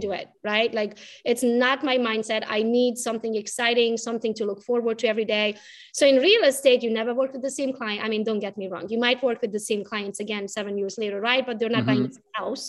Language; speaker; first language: English; non-native, fluent; Romanian